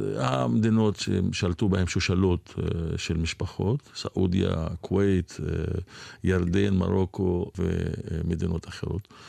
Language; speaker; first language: Hebrew; non-native, local second language; Arabic